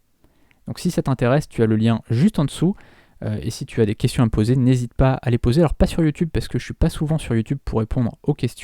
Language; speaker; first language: French; native; French